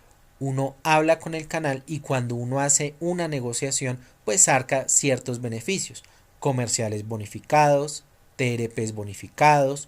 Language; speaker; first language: Spanish; native; Spanish